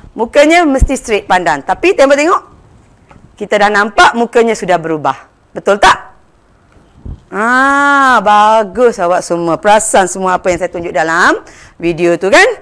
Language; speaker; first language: Malay; non-native, local second language; Tamil